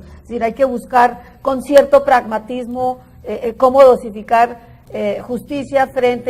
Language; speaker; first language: Spanish; native; Spanish